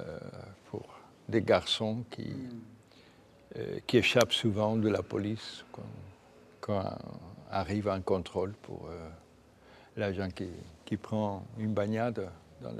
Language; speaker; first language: French; non-native, fluent; Spanish